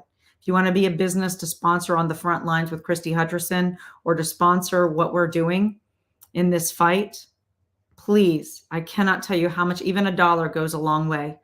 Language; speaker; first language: English; native; English